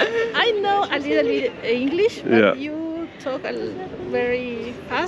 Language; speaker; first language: English; non-native, learner; Spanish